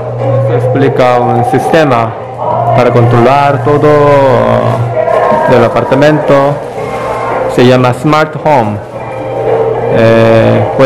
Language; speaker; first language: Spanish; non-native, fluent; Korean